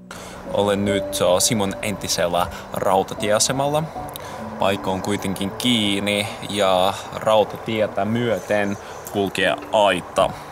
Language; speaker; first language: Finnish; non-native, fluent; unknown